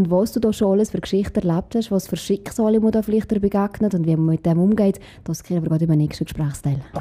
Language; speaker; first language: German; native; German